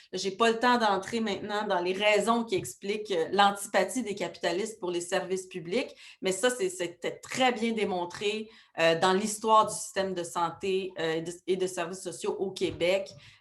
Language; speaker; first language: French; native; French